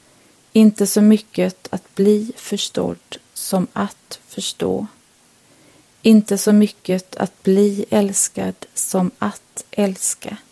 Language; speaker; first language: Swedish; native; Swedish